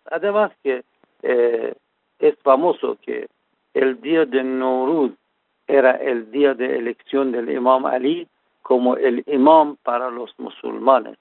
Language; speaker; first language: Spanish; non-native, fluent; Persian